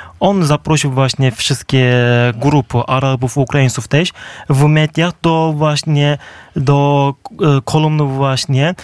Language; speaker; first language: Polish; non-native, fluent; Turkish